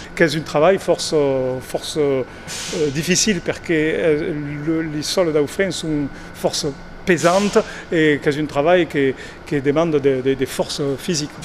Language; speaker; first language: Occitan; non-native, local second language; French